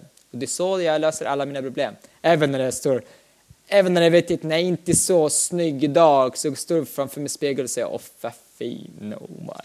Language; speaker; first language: Swedish; non-native, fluent; Arabic